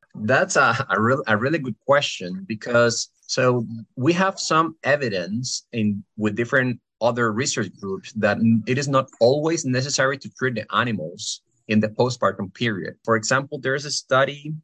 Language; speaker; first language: English; non-native, fluent; Spanish